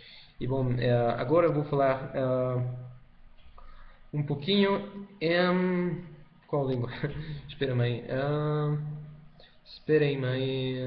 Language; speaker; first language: Portuguese; non-native, learner; Spanish